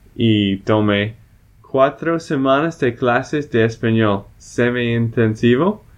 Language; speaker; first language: Spanish; non-native, fluent; English